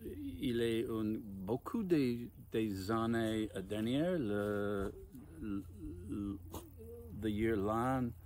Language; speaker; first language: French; non-native, learner; English